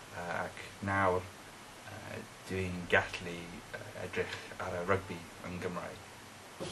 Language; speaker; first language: Welsh; non-native, learner; English